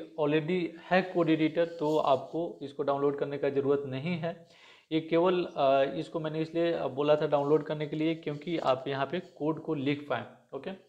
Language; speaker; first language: Hindi; native; Hindi